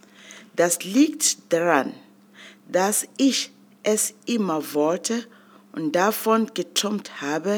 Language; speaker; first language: German; non-native, fluent; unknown